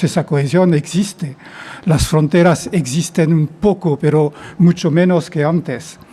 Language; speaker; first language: Spanish; non-native, fluent; French